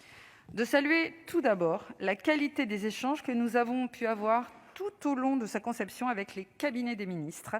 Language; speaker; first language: French; native; French